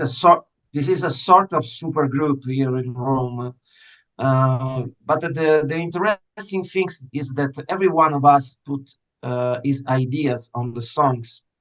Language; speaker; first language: English; non-native, fluent; Italian